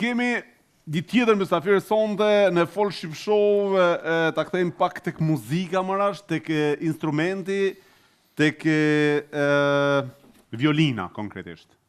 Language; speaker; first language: Albanian; native; Albanian